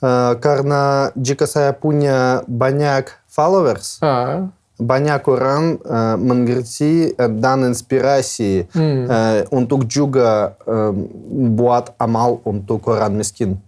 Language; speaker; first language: Indonesian; non-native, learner; Russian